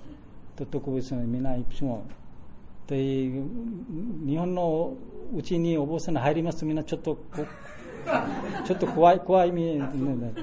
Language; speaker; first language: Japanese; non-native, fluent; Bangla